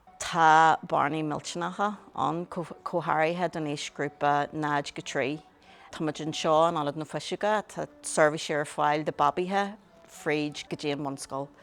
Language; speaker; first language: Irish; non-native, local second language; English